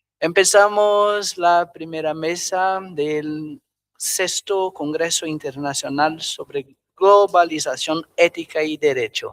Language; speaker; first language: Spanish; non-native, fluent; Portuguese